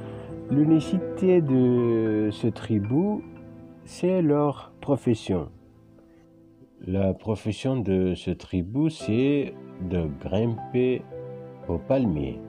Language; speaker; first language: French; non-native, fluent; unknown